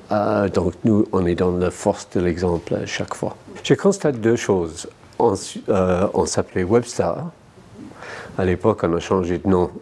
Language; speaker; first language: French; non-native, fluent; English